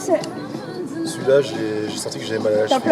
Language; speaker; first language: French; native; French